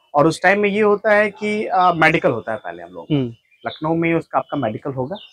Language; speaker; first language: Hindi; native; Hindi